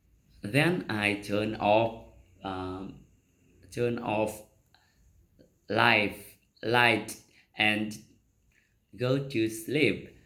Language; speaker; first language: English; non-native, learner; Vietnamese